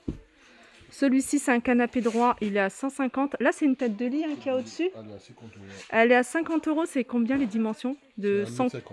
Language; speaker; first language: French; native; French